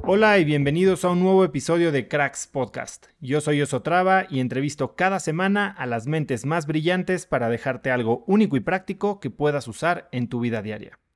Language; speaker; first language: Spanish; native; Spanish